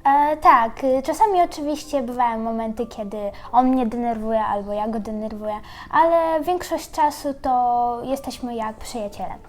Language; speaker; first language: Polish; early bilingual, other home language; Ukrainian